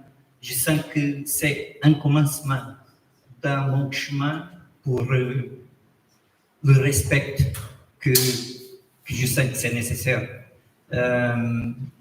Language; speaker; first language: French; non-native, fluent; Portuguese